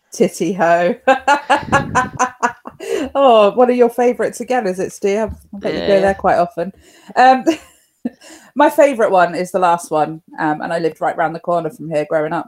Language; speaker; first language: English; native; English